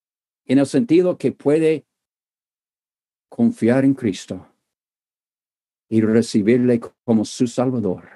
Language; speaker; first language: Spanish; non-native, fluent; English